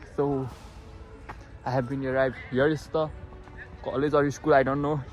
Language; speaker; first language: English; non-native, learner; Nepali